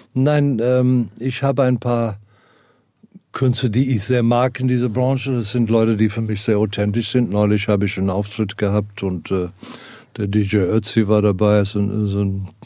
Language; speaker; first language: German; non-native, fluent; Afrikaans